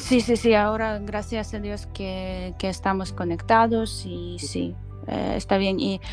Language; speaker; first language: Spanish; non-native, fluent; Ukrainian